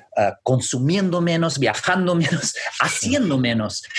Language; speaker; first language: Spanish; non-native, fluent; English